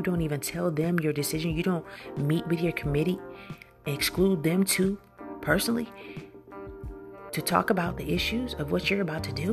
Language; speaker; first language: English; native; English